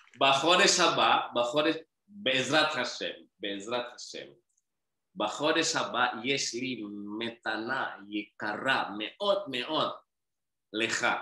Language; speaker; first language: Hebrew; non-native, learner; Indonesian